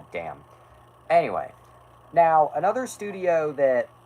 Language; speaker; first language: English; native; English